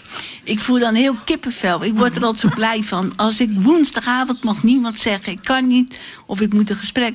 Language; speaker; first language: Dutch; native; Dutch